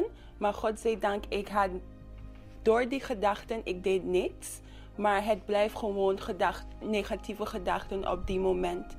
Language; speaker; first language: Dutch; non-native, local second language; English